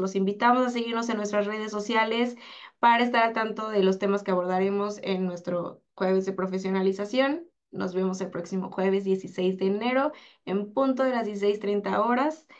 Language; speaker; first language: Spanish; native; Spanish